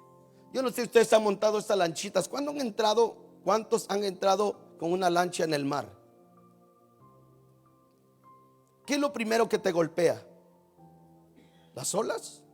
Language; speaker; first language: Spanish; native; Spanish